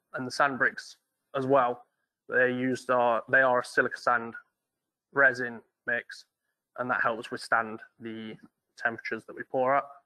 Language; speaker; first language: English; native; English